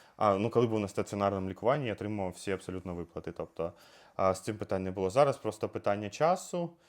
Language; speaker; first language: Ukrainian; native; Ukrainian